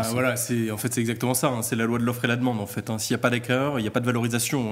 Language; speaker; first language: French; native; French